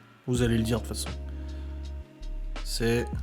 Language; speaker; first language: French; native; French